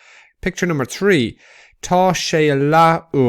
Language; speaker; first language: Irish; non-native, local second language; English